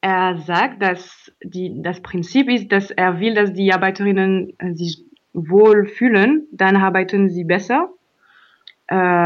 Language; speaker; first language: German; non-native, learner; French